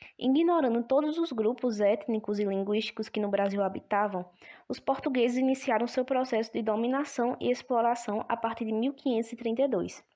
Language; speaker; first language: Portuguese; native; Portuguese